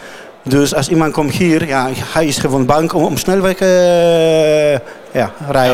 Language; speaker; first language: Dutch; non-native, learner; Polish